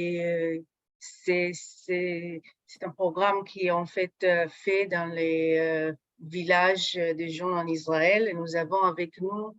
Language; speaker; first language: French; non-native, fluent; Hebrew